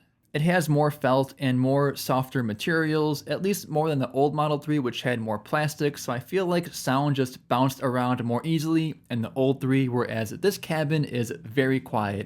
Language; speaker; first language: English; native; English